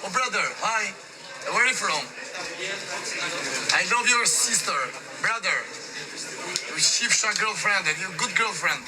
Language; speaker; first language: English; non-native, learner; Albanian